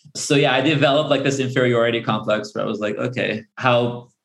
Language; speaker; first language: English; early bilingual, other home language; Portuguese